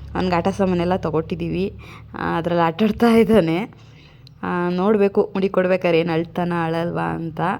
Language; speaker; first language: Kannada; native; Kannada